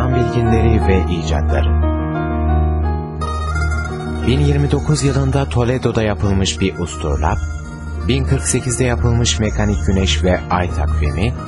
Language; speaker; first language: Turkish; native; Turkish